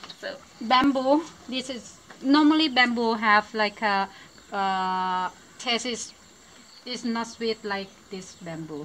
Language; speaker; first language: English; non-native, learner; Thai